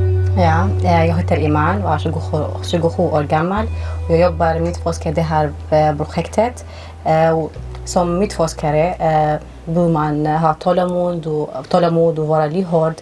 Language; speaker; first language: Swedish; non-native, fluent; Arabic